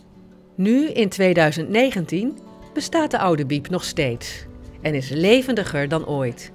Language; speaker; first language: Dutch; native; Dutch